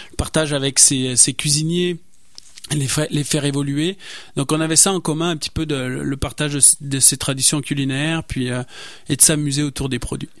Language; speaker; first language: French; native; French